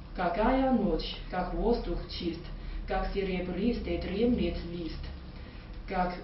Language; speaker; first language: Russian; non-native, learner; Chinese